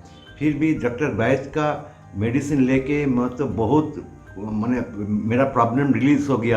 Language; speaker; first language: Hindi; non-native, local second language; Bangla